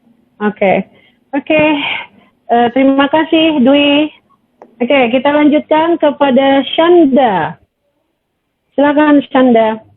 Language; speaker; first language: Indonesian; native; Indonesian